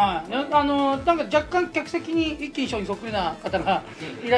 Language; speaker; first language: Japanese; native; Japanese